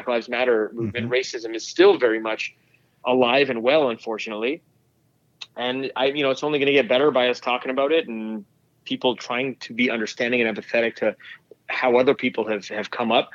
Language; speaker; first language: English; native; English